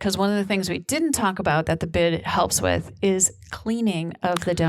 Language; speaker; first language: English; native; English